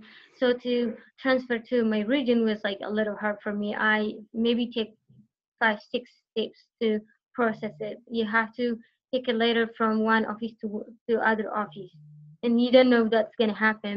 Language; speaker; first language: English; non-native, fluent; Tigrinya